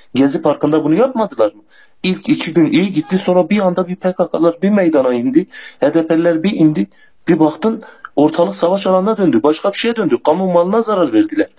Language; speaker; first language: Turkish; non-native, local second language; Kurdish